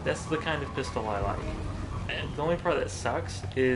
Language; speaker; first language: English; native; English